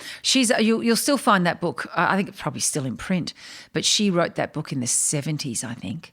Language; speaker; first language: English; native; English